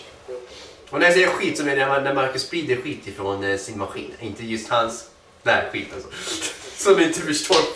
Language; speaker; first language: Swedish; native; Swedish